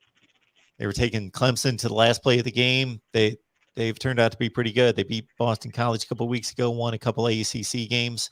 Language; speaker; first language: English; native; English